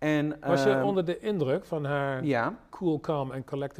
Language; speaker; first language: Dutch; native; Dutch